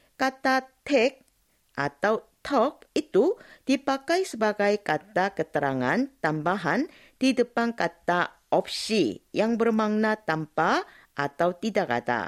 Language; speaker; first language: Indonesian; non-native, fluent; Korean